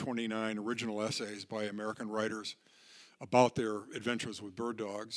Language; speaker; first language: English; native; English